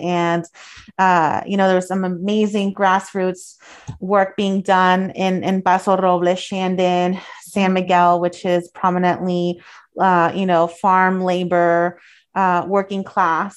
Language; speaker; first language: English; early bilingual, other home language; Spanish